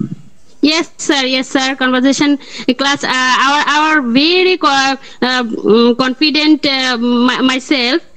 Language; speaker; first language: English; non-native, learner; Bangla